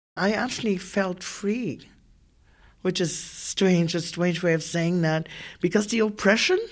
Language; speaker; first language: English; native; English